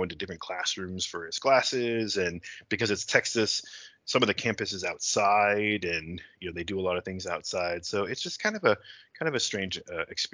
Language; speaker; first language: English; native; English